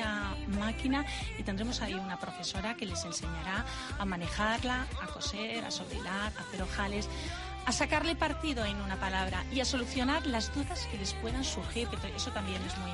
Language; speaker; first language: Spanish; native; Spanish